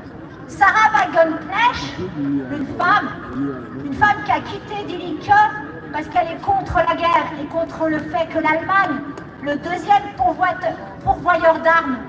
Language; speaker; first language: French; native; French